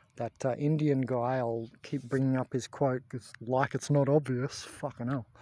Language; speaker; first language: English; native; English